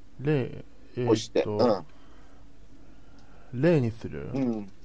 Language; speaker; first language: Japanese; non-native, learner; Chinese